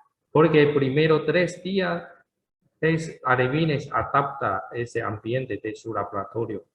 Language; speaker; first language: Spanish; non-native, learner; Chinese